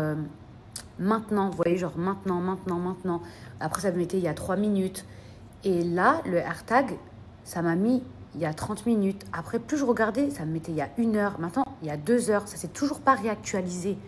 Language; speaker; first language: French; native; French